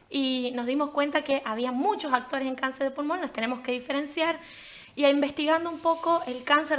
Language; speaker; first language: Spanish; native; Spanish